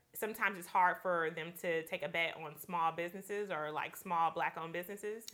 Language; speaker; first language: English; native; English